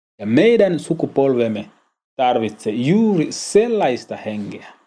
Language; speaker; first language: Finnish; non-native, learner; Swahili